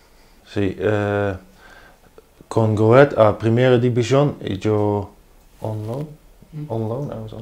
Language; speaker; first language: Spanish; non-native, learner; Dutch